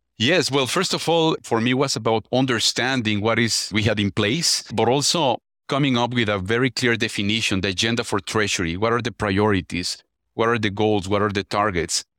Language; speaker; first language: English; non-native, fluent; Spanish